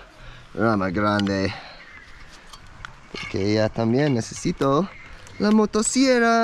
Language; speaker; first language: Spanish; non-native, learner; English